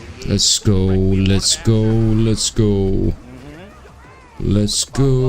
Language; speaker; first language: English; non-native, local second language; Arabic